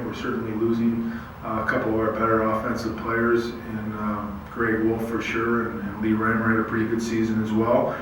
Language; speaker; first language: English; native; English